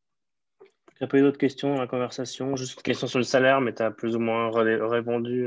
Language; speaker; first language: French; native; French